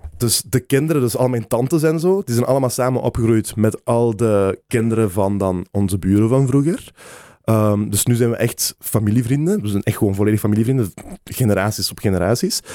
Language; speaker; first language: Dutch; native; Dutch